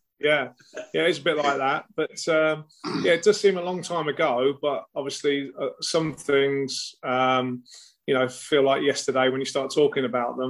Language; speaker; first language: English; native; English